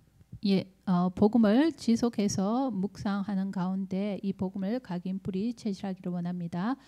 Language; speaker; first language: Korean; native; Korean